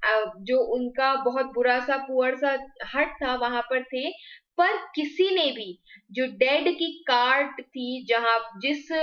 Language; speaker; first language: Hindi; native; Hindi